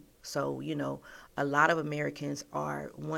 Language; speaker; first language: English; native; English